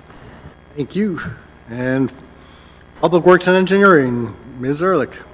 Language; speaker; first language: English; native; English